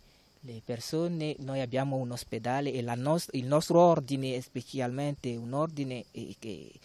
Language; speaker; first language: Italian; non-native, learner; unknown